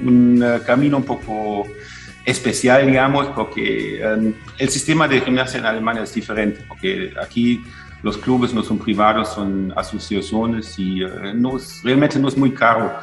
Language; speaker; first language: Spanish; non-native, fluent; German